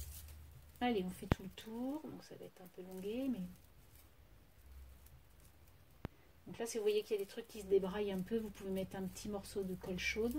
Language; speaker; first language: French; native; French